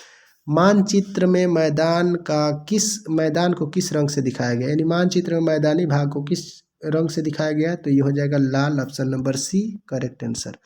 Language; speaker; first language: Hindi; non-native, local second language; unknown